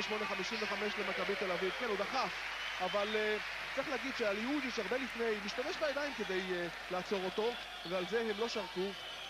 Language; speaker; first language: Hebrew; native; Hebrew